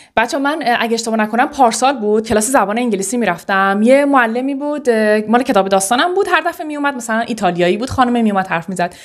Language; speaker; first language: Persian; native; Persian